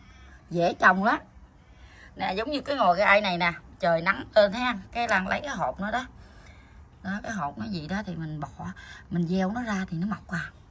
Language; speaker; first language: Vietnamese; native; Vietnamese